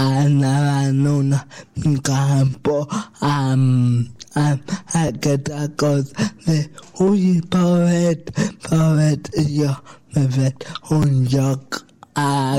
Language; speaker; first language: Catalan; non-native, local second language; Spanish